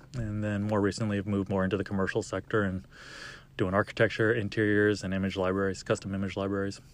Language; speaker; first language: English; native; English